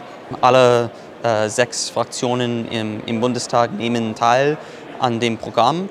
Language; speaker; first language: German; non-native, fluent; English